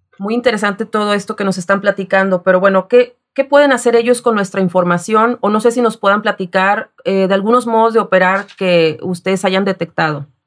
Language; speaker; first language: Spanish; native; Spanish